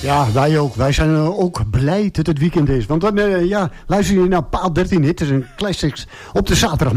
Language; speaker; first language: Dutch; native; Dutch